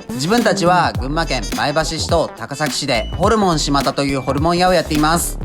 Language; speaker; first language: Japanese; native; Japanese